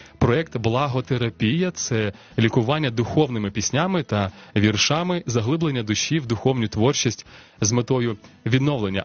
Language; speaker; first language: Ukrainian; native; Ukrainian